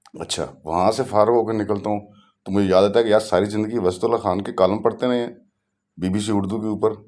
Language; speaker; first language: Urdu; non-native, local second language; Punjabi